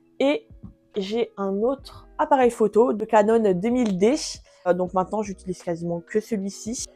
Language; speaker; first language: French; early bilingual, other home language; Portuguese